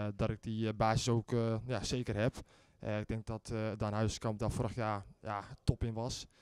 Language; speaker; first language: Dutch; native; Dutch